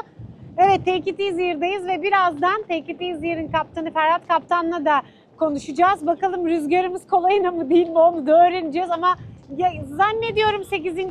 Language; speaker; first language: Turkish; native; Turkish